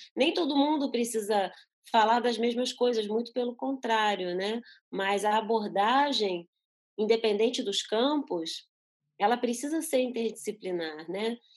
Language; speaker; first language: Portuguese; early bilingual, other home language; Spanish